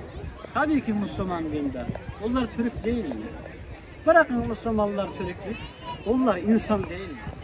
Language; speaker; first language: Turkish; non-native, fluent; Uyghur